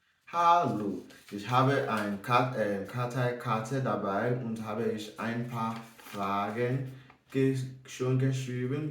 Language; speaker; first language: German; non-native, learner; English